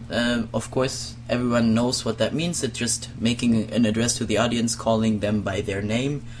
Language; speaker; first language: English; non-native, fluent; German